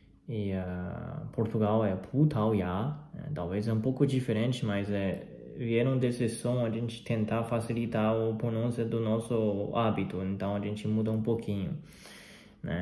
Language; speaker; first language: Portuguese; non-native, fluent; Chinese